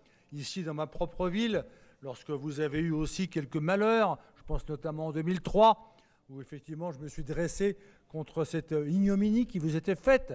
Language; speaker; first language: French; native; French